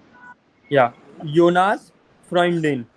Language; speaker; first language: German; non-native, fluent; Hindi